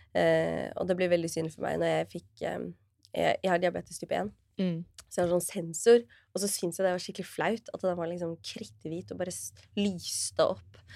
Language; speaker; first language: Norwegian; early bilingual, other home language; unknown